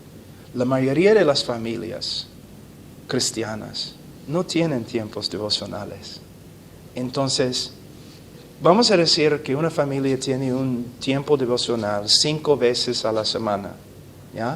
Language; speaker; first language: Spanish; non-native, fluent; English